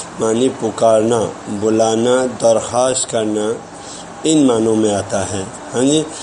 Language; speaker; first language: Urdu; non-native, local second language; Balti